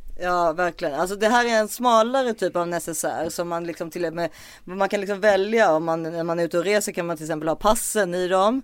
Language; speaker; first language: Swedish; early bilingual, other home language; French